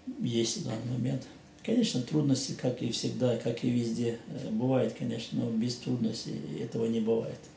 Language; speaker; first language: Russian; non-native, local second language; Chechen